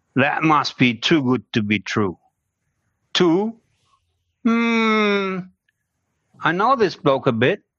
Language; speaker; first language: English; non-native, fluent; German